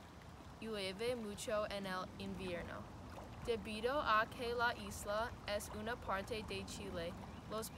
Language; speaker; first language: Spanish; non-native, learner; English